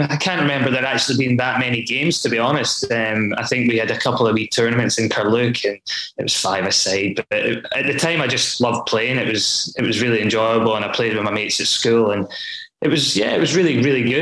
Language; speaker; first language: English; native; English